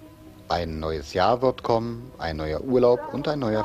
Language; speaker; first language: German; native; German